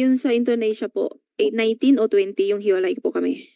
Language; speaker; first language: Filipino; non-native, learner; Chinese